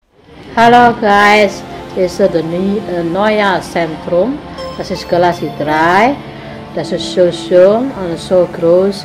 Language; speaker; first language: German; non-native, learner; Indonesian